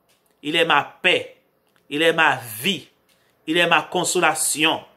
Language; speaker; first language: French; non-native, local second language; Haitian Creole